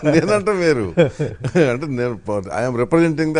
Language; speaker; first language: Telugu; native; Telugu